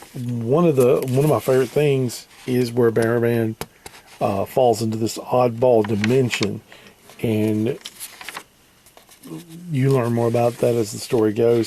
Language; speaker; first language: English; native; English